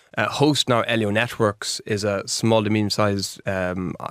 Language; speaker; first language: English; native; English